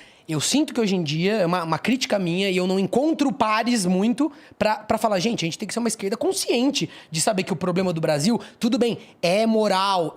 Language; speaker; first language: Portuguese; native; Portuguese